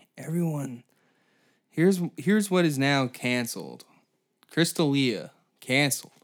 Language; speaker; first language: English; native; English